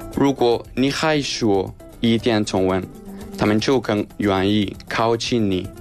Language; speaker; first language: Chinese; non-native, fluent; Spanish